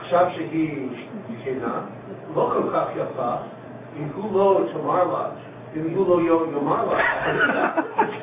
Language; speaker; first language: Hebrew; non-native, learner; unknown